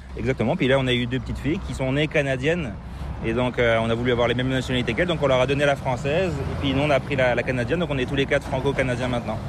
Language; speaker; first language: French; native; French